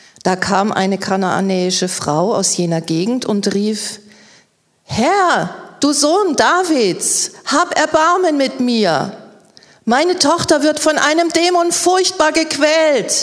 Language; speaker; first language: German; native; German